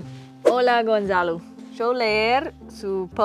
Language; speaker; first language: Spanish; non-native, learner; English